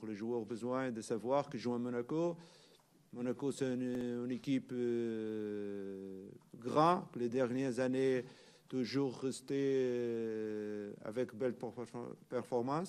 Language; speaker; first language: French; non-native, learner; Portuguese